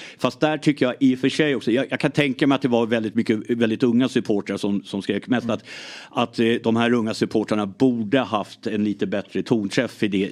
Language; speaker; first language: Swedish; early bilingual, other home language; English